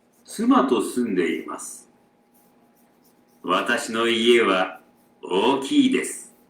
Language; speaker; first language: Japanese; non-native, learner; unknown